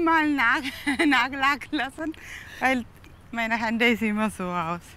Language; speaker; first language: German; non-native, learner; Tamil